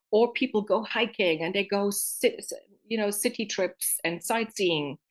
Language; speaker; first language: English; non-native, fluent; German